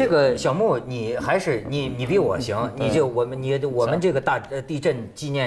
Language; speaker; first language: Chinese; native; Chinese